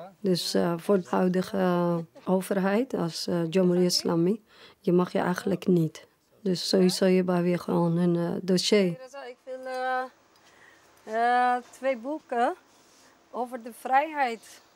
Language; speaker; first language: Dutch; non-native, fluent; Persian